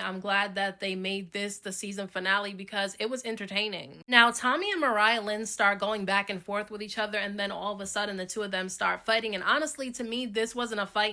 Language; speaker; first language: English; native; English